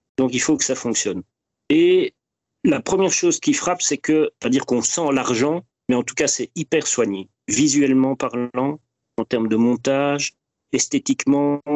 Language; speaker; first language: French; native; French